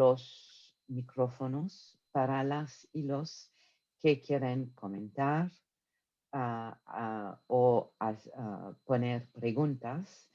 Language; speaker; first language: Spanish; non-native, fluent; French